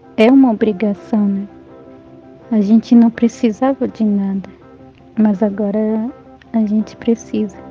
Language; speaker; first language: Portuguese; non-native, local second language; Guarani